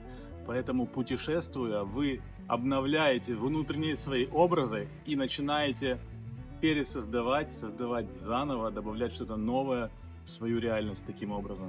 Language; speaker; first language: Russian; native; Russian